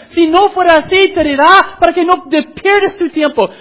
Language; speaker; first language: Spanish; non-native, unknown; English